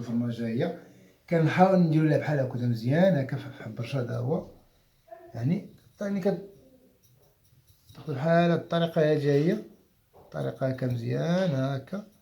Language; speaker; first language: Arabic; native; Arabic